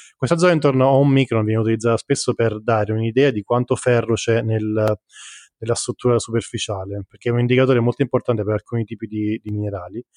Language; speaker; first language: Italian; native; Italian